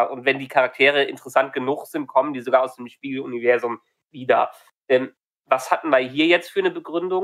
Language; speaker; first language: German; native; German